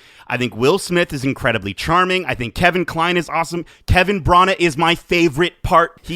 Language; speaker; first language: English; native; English